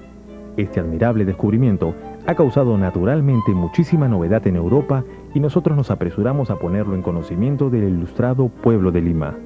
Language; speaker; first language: Spanish; native; Spanish